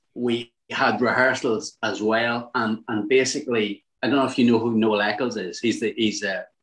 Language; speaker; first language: English; native; English